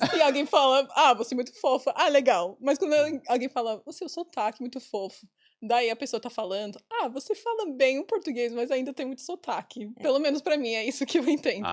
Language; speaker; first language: Portuguese; non-native, fluent; English